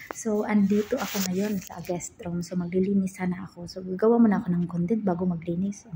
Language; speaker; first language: Filipino; non-native, local second language; Cebuano